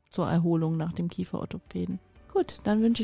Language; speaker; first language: German; native; German